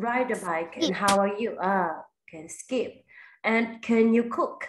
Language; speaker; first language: English; non-native, fluent; Vietnamese